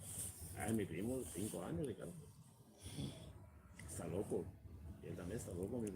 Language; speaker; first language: Spanish; non-native, learner; Romanian